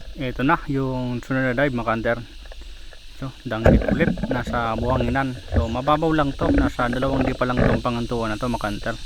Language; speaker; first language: Filipino; non-native, local second language; Bikol